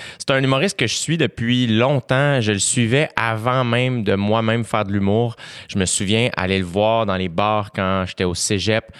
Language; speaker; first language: French; native; French